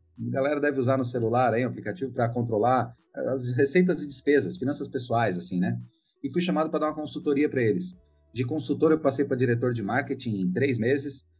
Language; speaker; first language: Portuguese; native; Portuguese